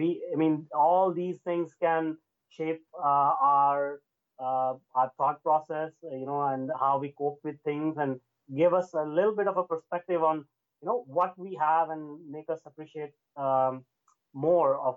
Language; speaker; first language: English; non-native, local second language; Hindi